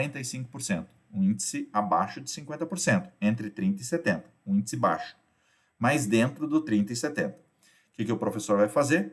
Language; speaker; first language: Portuguese; native; Portuguese